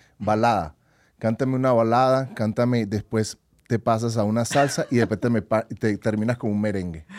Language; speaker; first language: Spanish; native; Spanish